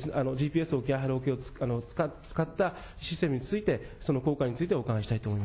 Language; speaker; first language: Japanese; native; Japanese